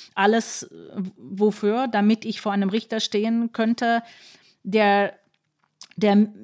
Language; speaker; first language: German; non-native, fluent; English